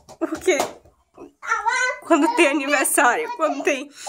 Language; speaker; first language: Portuguese; native; Portuguese